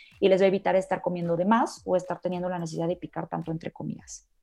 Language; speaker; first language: Spanish; native; Spanish